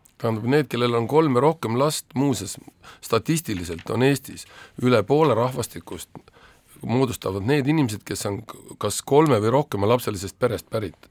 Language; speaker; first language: Estonian; native; Estonian